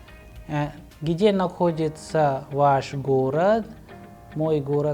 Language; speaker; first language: Russian; non-native, fluent; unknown